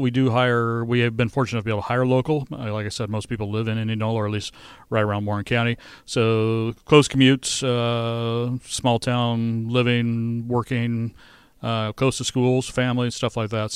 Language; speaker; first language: English; native; English